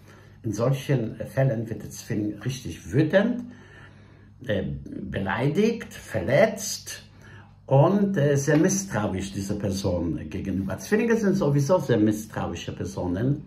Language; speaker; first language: German; non-native, fluent; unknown